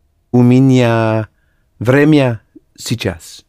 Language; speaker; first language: Russian; non-native, learner; English